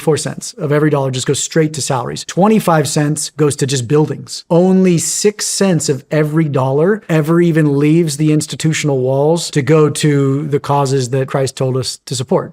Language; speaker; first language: English; native; English